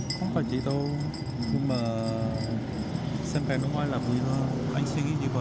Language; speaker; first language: Vietnamese; non-native, learner; Korean